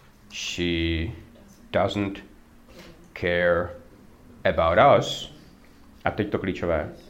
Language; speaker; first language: English; non-native, fluent; Czech